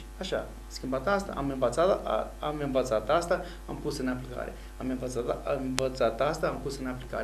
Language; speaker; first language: Romanian; non-native, fluent; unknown